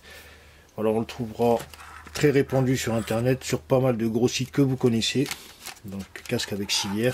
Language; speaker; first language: French; native; French